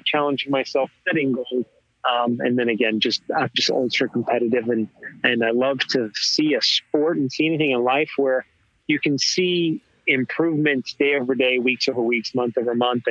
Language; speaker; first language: English; native; English